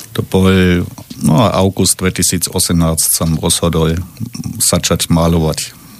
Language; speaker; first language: Slovak; non-native, learner; German